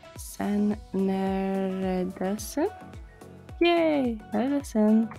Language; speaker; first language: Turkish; non-native, learner; English